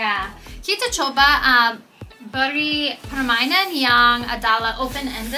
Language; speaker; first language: Indonesian; non-native, learner; English